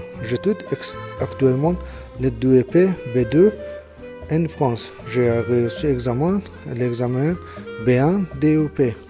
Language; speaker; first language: French; non-native, learner; Azerbaijani